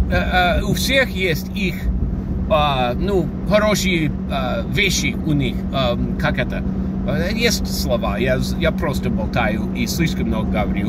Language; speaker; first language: Russian; non-native, fluent; English